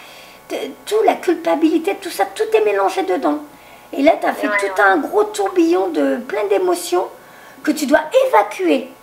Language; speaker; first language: French; native; French